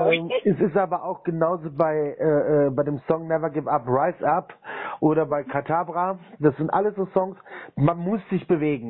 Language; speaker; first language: German; native; German